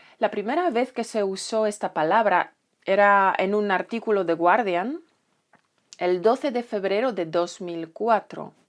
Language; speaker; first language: Spanish; non-native, fluent; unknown